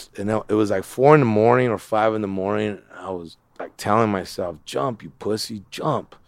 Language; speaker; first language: English; native; English